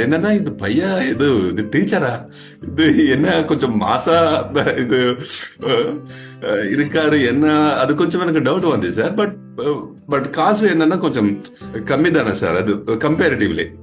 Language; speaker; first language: Tamil; non-native, learner; Telugu